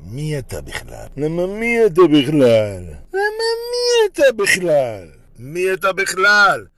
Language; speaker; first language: Hebrew; early bilingual, other home language; Russian